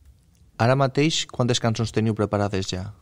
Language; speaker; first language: Catalan; native; Catalan